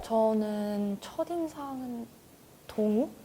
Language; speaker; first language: Korean; early bilingual, heritage; Korean